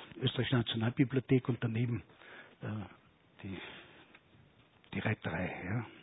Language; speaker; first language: German; native; German